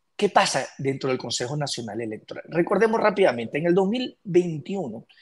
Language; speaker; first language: Spanish; native; Spanish